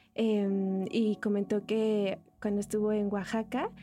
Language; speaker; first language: Spanish; native; Spanish